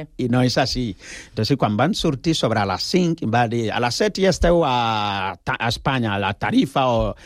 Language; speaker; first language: Catalan; non-native, fluent; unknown